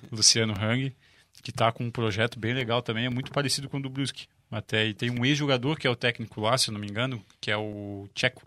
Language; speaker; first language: Portuguese; native; Portuguese